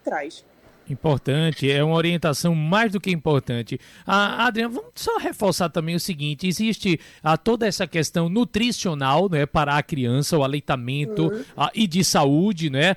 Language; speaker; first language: Portuguese; native; Portuguese